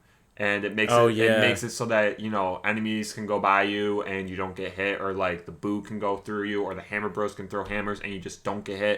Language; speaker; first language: English; native; English